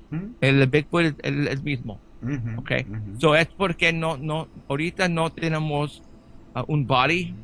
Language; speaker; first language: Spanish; early bilingual, heritage; Spanish